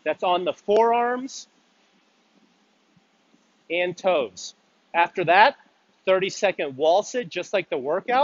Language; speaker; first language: English; native; English